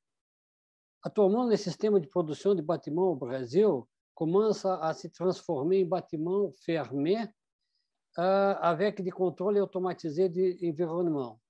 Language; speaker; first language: French; non-native, fluent; Portuguese